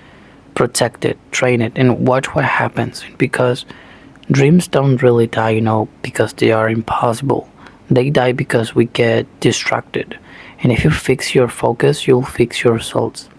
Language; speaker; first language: English; non-native, fluent; Spanish